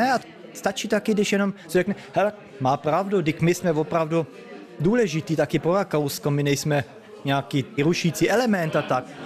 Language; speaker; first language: Czech; early bilingual, heritage; Czech